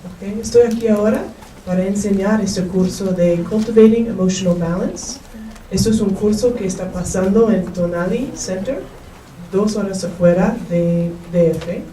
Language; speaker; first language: Spanish; non-native, learner; English